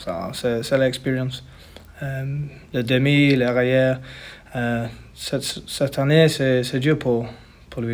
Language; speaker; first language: French; non-native, learner; English